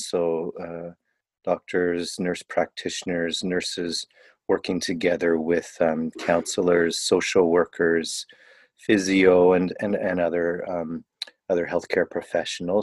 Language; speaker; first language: English; native; English